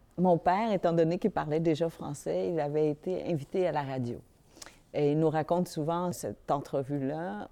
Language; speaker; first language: French; early bilingual, other home language; Vietnamese